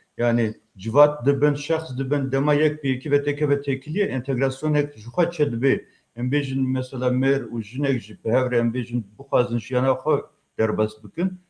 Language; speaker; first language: Kurdish; native; Kurdish